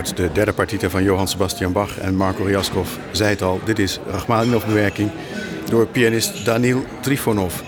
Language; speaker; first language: Dutch; native; Dutch